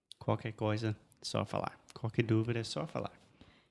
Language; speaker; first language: Portuguese; non-native, fluent; English